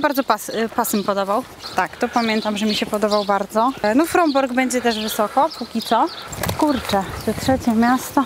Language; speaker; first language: Polish; native; Polish